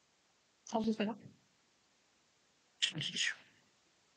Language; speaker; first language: English; native; English